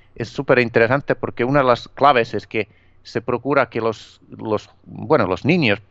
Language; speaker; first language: Spanish; non-native, fluent; Finnish